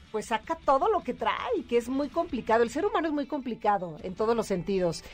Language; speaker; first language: Spanish; native; Spanish